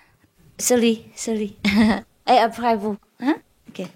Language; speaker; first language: French; non-native, learner; Chinese